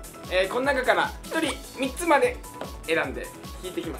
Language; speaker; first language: Japanese; native; Japanese